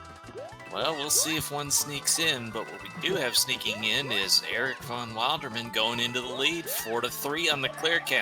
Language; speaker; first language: English; native; English